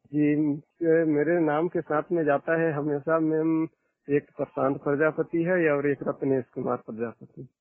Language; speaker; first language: Hindi; non-native, local second language; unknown